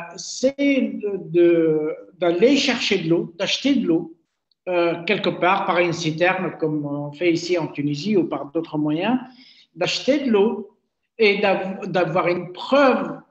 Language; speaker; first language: French; non-native, local second language; Arabic